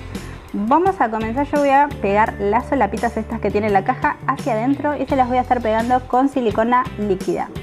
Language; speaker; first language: Spanish; native; Spanish